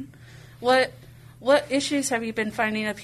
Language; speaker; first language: English; native; English